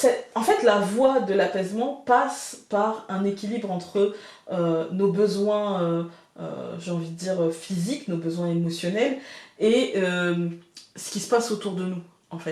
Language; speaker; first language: French; native; French